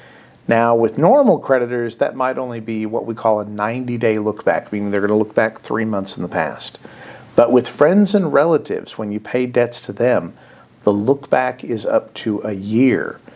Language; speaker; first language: English; native; English